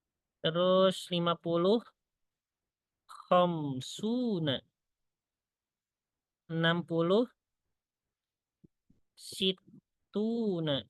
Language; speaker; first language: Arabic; non-native, fluent; Indonesian